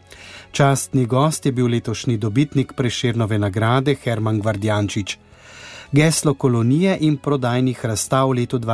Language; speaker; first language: Slovenian; native; Slovenian